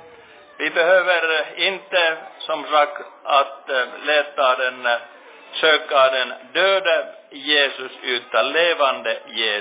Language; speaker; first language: Swedish; non-native, local second language; Finnish